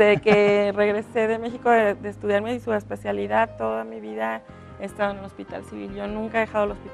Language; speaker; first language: Spanish; native; Spanish